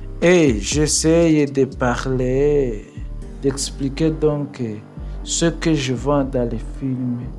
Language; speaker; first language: French; non-native, learner; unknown